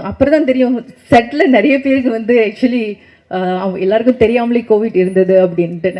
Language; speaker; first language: Tamil; native; Tamil